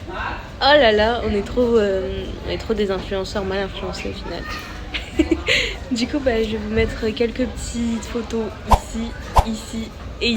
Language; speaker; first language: French; native; French